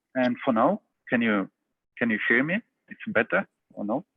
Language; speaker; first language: English; non-native, fluent; Russian